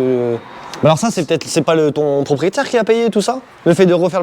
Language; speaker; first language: French; native; French